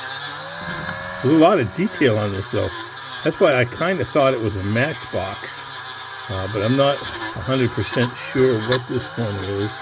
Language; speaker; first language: English; native; English